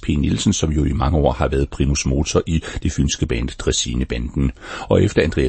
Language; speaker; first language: Danish; native; Danish